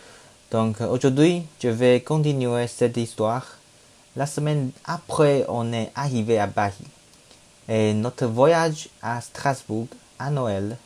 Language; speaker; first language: French; non-native, learner; Chinese